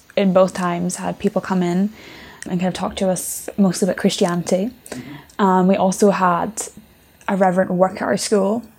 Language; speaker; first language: English; native; English